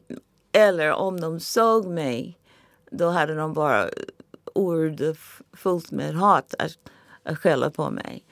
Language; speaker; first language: Swedish; non-native, fluent; English